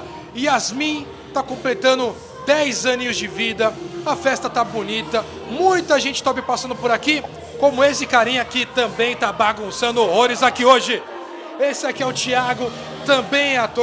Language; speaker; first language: Portuguese; native; Portuguese